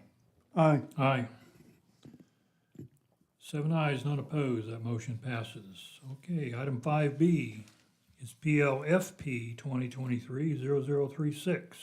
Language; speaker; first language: English; native; English